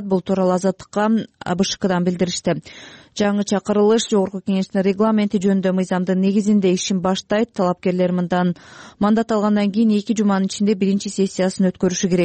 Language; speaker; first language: Kyrgyz; native; Kyrgyz